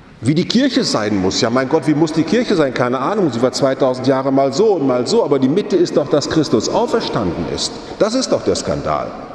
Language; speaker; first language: German; native; German